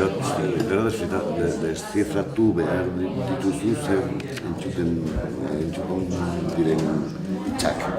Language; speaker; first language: Basque; non-native, local second language; Spanish